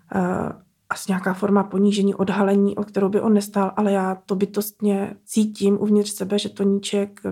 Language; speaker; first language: Czech; native; Czech